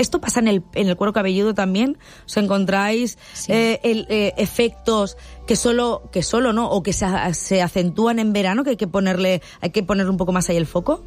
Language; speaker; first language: Spanish; native; Spanish